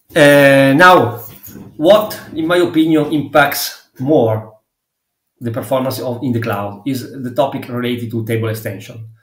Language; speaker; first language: English; non-native, fluent; Italian